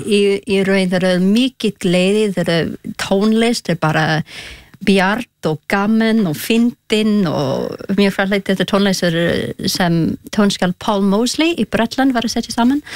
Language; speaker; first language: Icelandic; non-native, learner; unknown